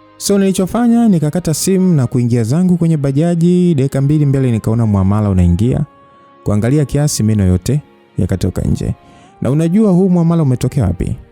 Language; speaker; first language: Swahili; native; Swahili